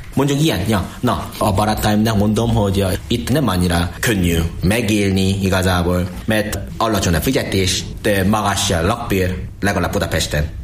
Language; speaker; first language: Hungarian; non-native, learner; Korean